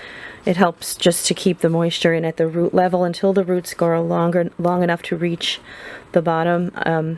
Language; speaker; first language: English; native; English